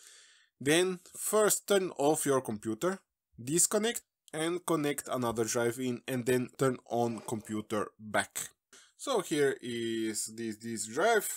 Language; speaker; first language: English; non-native, fluent; Slovenian